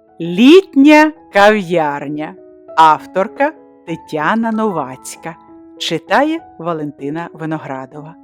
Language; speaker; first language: Ukrainian; native; Ukrainian